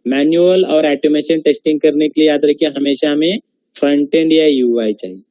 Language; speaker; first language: Hindi; non-native, local second language; Marathi